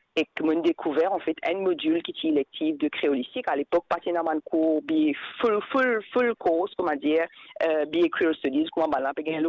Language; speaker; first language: French; non-native, local second language; Morisyen